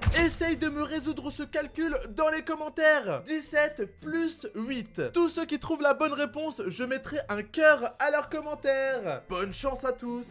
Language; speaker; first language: French; native; French